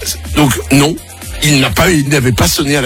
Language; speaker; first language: French; native; French